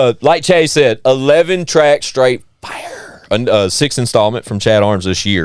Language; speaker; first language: English; native; English